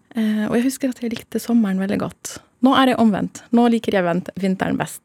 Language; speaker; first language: Norwegian; non-native, fluent; Arabic